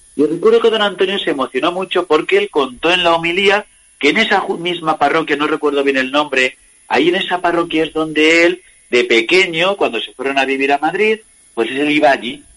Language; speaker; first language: Spanish; native; Spanish